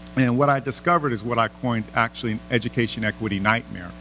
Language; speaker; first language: English; native; English